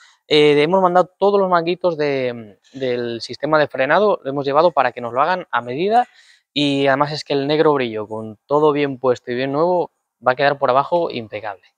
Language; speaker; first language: Spanish; native; Spanish